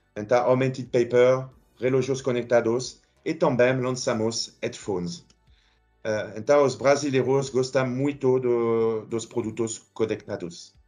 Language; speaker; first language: Portuguese; non-native, fluent; French